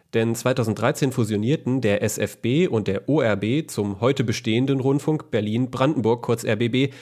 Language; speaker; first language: German; native; German